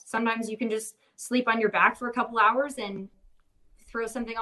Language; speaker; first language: English; native; English